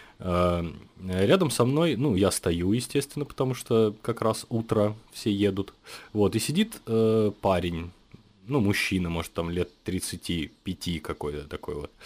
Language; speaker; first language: Russian; native; Russian